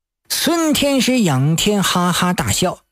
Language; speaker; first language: Chinese; native; Chinese